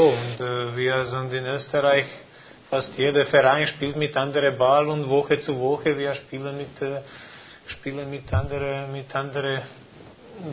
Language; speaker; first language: German; non-native, fluent; Croatian